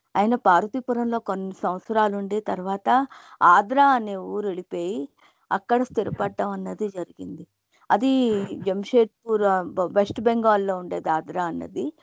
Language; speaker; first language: Telugu; non-native, local second language; Hindi